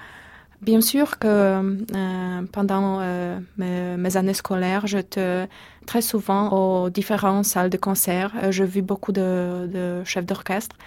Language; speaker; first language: French; non-native, fluent; Polish